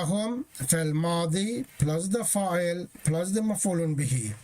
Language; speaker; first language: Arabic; non-native, fluent; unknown